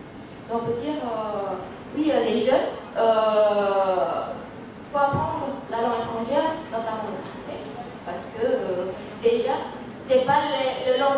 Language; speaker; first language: French; non-native, fluent; Indonesian